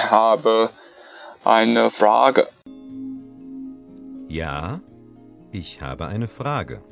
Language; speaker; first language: German; non-native, learner; Chinese